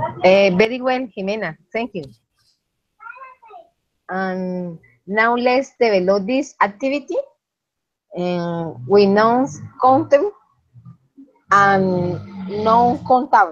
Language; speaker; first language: English; non-native, learner; Spanish